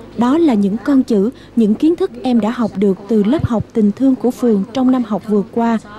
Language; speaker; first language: Vietnamese; native; Vietnamese